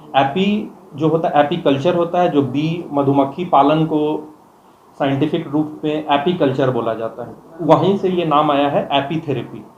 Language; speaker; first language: Hindi; native; Hindi